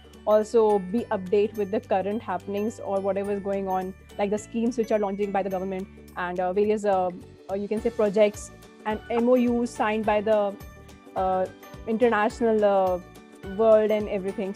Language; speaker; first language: English; non-native, local second language; Hindi